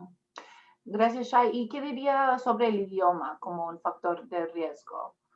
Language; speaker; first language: Spanish; non-native, fluent; English